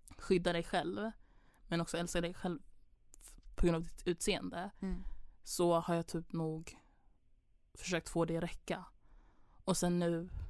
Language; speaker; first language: Swedish; early bilingual, other home language; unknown